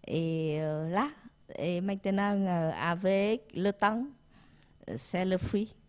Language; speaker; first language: French; non-native, learner; Vietnamese